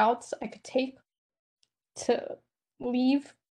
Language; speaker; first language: English; native; English